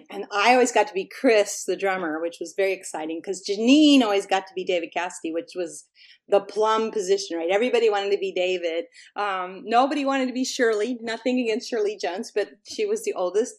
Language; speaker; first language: English; native; English